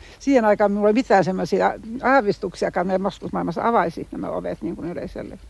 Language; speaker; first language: Finnish; non-native, local second language; Swedish